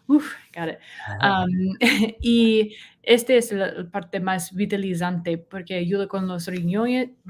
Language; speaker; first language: Spanish; non-native, learner; English